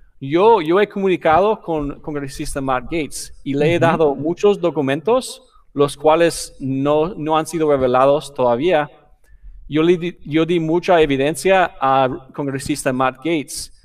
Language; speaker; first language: Spanish; non-native, fluent; English